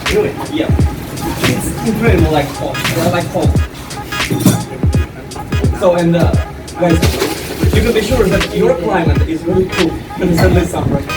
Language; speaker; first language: English; non-native, learner; Russian